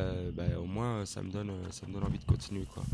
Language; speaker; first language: French; native; French